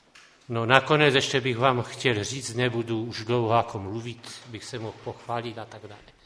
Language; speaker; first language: Czech; non-native, local second language; Polish